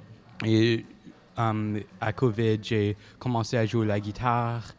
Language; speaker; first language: French; non-native, local second language; English